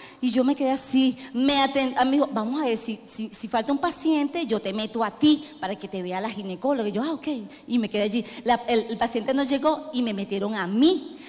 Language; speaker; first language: Spanish; native; Spanish